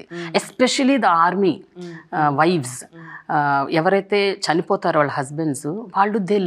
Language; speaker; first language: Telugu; native; Telugu